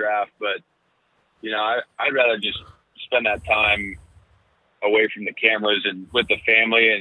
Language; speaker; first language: English; native; English